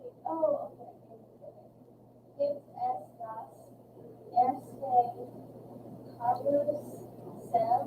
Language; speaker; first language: German; non-native, learner; English